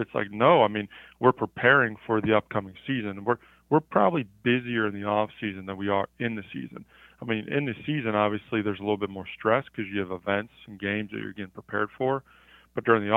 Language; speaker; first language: English; native; English